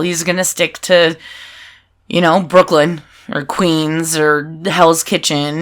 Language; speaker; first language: English; native; English